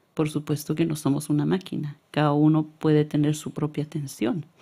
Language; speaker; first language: Spanish; native; Spanish